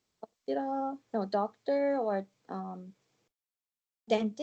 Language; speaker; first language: English; non-native, learner; Japanese